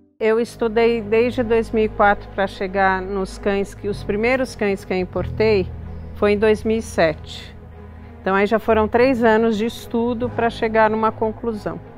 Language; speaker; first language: Portuguese; native; Portuguese